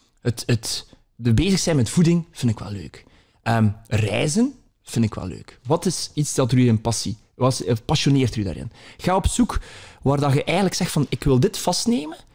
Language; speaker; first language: Dutch; native; Dutch